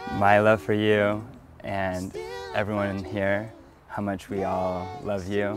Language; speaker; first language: English; native; English